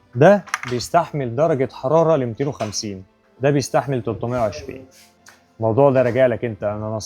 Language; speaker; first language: Arabic; native; Arabic